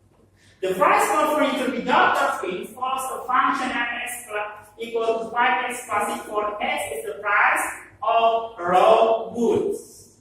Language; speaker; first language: English; non-native, learner; Indonesian